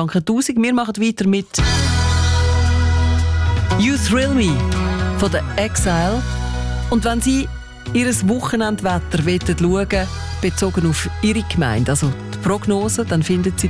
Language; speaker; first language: German; native; German